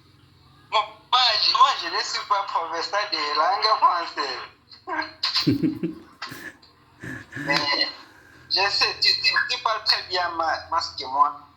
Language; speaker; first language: French; non-native, learner; Swahili